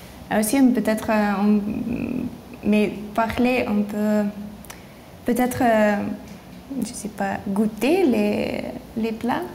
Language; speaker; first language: French; non-native, learner; Lithuanian